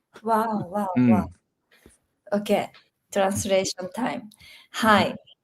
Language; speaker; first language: English; non-native, learner; Japanese